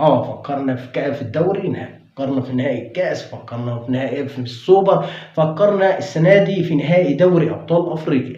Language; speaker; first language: Arabic; native; Arabic